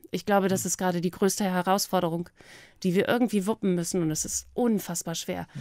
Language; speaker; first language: German; native; German